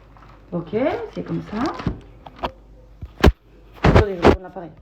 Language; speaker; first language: French; native; French